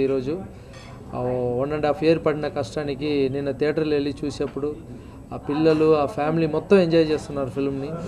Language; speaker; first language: Telugu; non-native, fluent; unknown